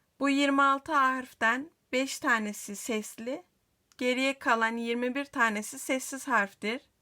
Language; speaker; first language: Turkish; native; Turkish